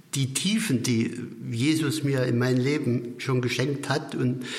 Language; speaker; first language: German; native; German